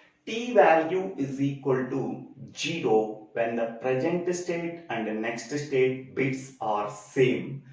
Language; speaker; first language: English; non-native, local second language; Telugu